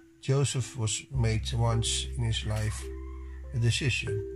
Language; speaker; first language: English; non-native, learner; Dutch